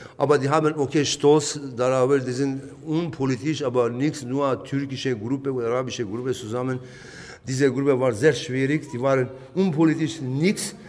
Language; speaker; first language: German; non-native, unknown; Kurdish